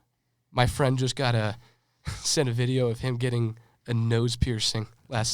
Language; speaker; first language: English; native; English